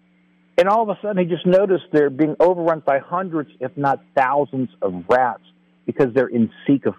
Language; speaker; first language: English; native; English